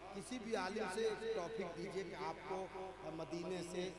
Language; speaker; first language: Hindi; native; Hindi